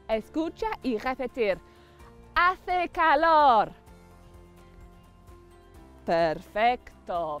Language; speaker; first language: Spanish; non-native, fluent; English